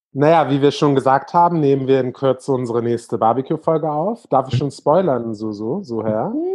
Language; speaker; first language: German; native; German